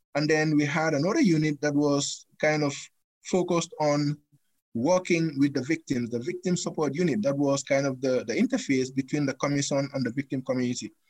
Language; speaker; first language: English; non-native, local second language; Fula